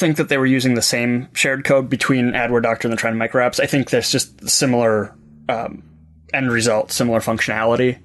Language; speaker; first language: English; native; English